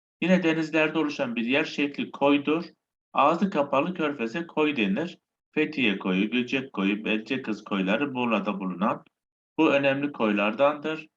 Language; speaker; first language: Turkish; native; Turkish